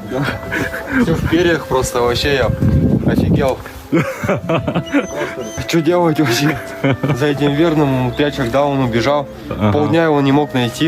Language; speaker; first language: Russian; native; Russian